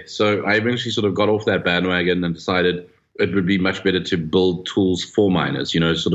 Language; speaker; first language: English; native; English